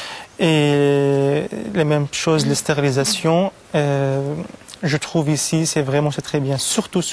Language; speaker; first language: French; non-native, fluent; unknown